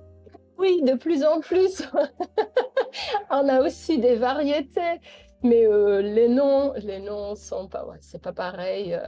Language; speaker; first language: French; non-native, local second language; Dutch